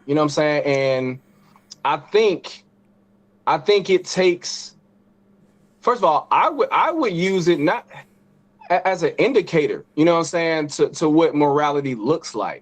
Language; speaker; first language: English; native; English